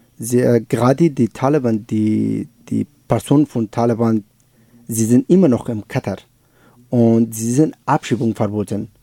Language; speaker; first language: German; non-native, learner; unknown